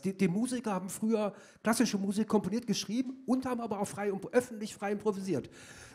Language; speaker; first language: German; native; German